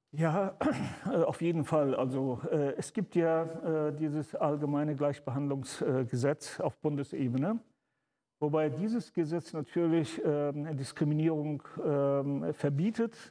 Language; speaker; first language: German; early bilingual, other home language; Turkish